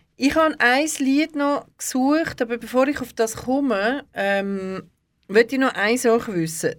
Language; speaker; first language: German; early bilingual, other home language; Turkish